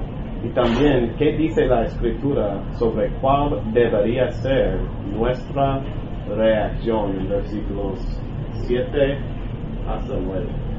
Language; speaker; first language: Spanish; non-native, learner; English